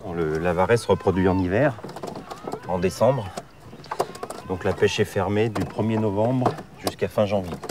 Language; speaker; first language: French; native; French